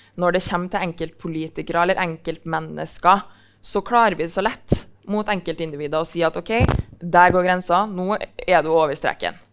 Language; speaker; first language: Norwegian; native; Norwegian